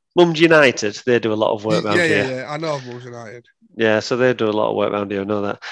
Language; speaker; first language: English; native; English